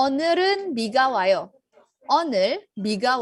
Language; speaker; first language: Korean; non-native, fluent; Indonesian